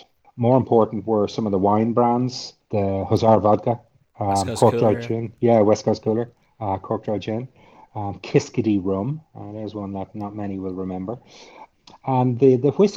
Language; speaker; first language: English; native; English